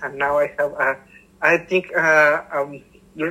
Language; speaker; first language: English; non-native, fluent; Spanish